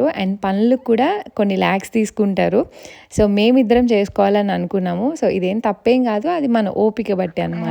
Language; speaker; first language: Telugu; native; Telugu